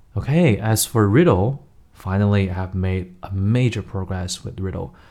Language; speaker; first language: English; non-native, fluent; Chinese